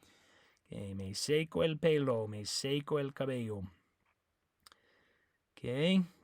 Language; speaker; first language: Spanish; non-native, fluent; English